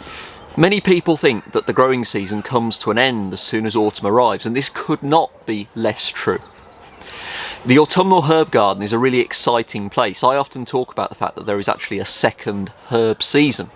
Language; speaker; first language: English; native; English